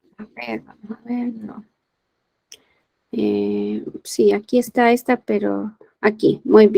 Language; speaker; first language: Spanish; native; Spanish